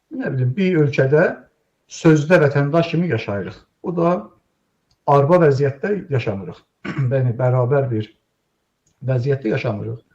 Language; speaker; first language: Azerbaijani; native; Azerbaijani